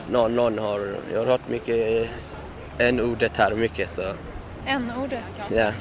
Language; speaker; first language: Swedish; early bilingual, other home language; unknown